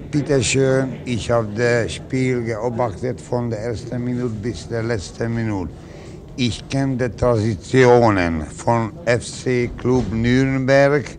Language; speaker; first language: German; non-native, learner; Hungarian